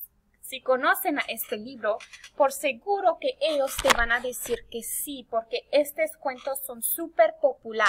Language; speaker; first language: Spanish; early bilingual, heritage; Spanish